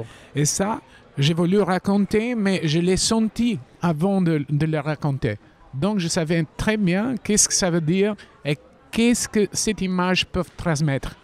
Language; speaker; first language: French; non-native, fluent; Albanian